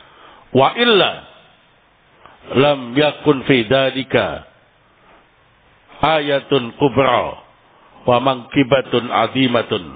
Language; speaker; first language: Arabic; non-native, fluent; Indonesian